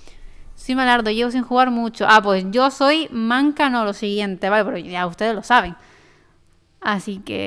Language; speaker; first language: Spanish; native; Spanish